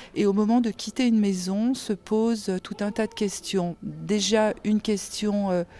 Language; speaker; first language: French; native; French